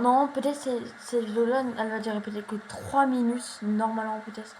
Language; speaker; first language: French; native; French